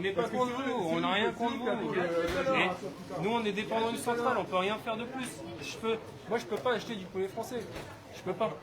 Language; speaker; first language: French; native; French